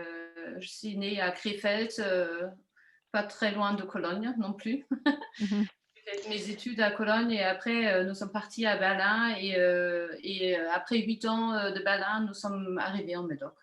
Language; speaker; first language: French; non-native, fluent; German